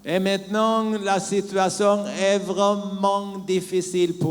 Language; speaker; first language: French; non-native, learner; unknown